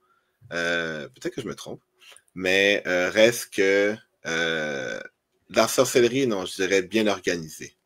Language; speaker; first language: French; native; French